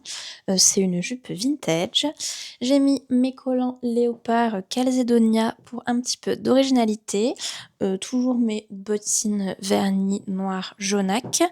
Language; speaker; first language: French; native; French